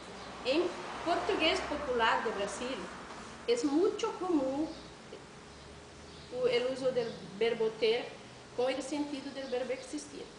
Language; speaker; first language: Spanish; non-native, learner; Portuguese